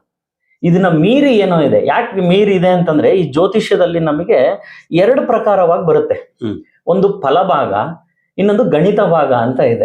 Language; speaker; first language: Kannada; native; Kannada